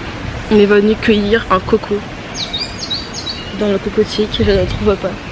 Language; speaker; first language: French; native; French